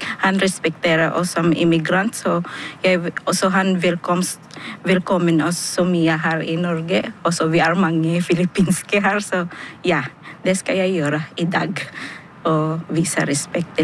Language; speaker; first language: Norwegian; non-native, learner; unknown